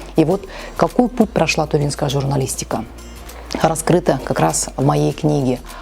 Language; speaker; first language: Russian; native; Russian